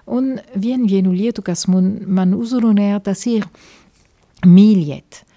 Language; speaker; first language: Latvian; non-native, fluent; Italian